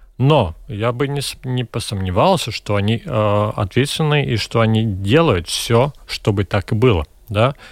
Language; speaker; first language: Russian; non-native, local second language; Latvian